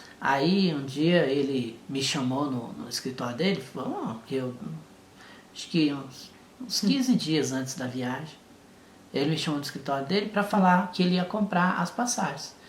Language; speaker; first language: Portuguese; native; Portuguese